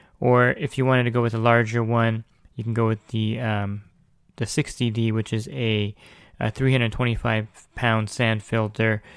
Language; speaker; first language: English; native; English